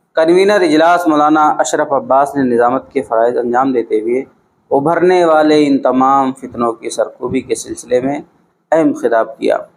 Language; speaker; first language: Urdu; native; Urdu